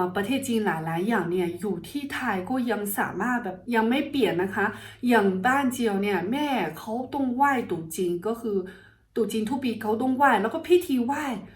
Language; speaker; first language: Thai; non-native, fluent; Chinese